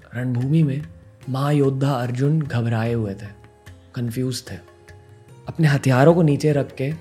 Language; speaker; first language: Hindi; non-native, local second language; English